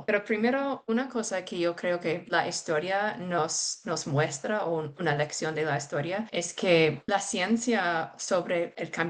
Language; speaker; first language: Spanish; non-native, fluent; English